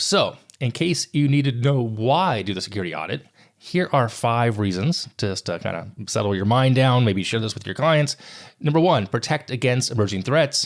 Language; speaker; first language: English; native; English